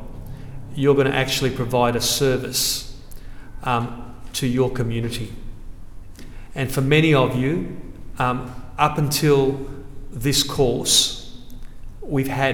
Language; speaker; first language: English; native; English